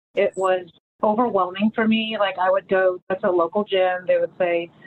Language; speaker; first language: English; early bilingual, other home language; Filipino